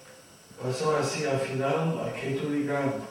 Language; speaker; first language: Spanish; non-native, fluent; English